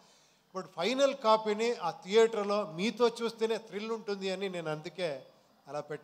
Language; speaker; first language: Telugu; non-native, local second language; Kannada